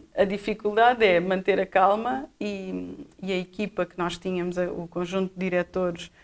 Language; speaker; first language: Portuguese; native; Portuguese